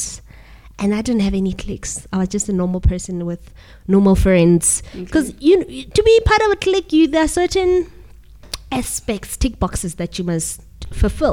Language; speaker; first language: English; non-native, local second language; Southern Sotho